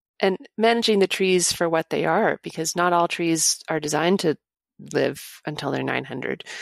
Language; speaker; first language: English; native; English